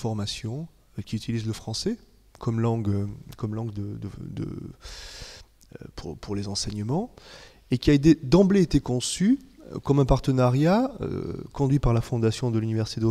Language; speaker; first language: French; native; French